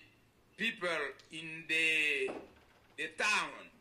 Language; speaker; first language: English; non-native, learner; Haitian Creole